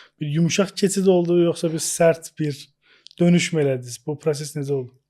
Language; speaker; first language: Azerbaijani; native; Azerbaijani